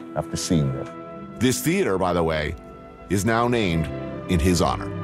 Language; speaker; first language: English; native; English